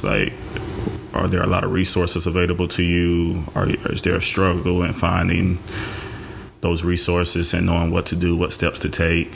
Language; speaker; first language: English; native; English